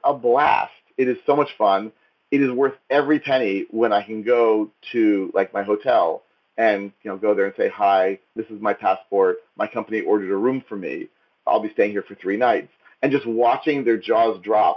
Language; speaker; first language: English; native; English